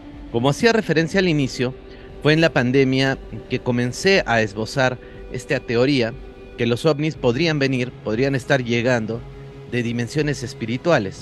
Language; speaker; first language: Spanish; native; Spanish